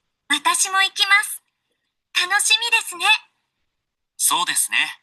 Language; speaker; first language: Japanese; non-native, learner; Sinhala